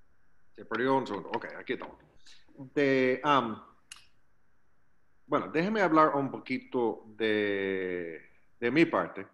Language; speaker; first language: Spanish; non-native, learner; English